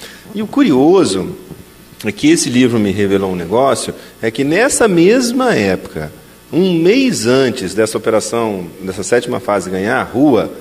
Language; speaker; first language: Portuguese; native; Portuguese